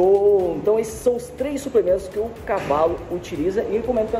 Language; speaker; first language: Portuguese; native; Portuguese